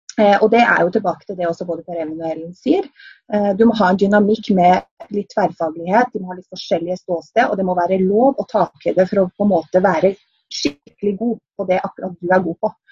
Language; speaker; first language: Norwegian; native; Norwegian